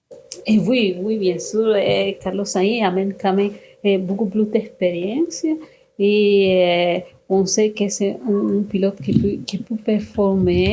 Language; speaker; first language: French; non-native, fluent; Spanish